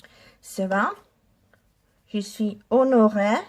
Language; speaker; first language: French; non-native, learner; Italian